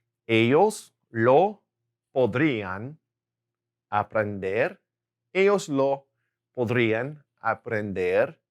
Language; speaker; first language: Spanish; non-native, fluent; English